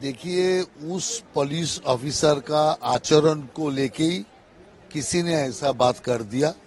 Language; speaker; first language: Hindi; non-native, local second language; Bangla